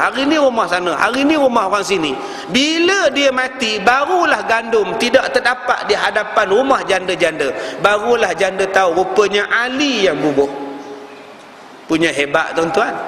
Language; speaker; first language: Malay; native; Malay